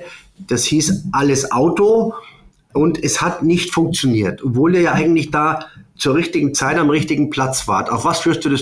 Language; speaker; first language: German; native; German